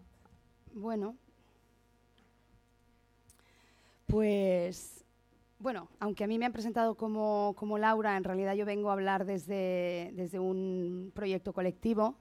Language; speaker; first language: Spanish; native; Spanish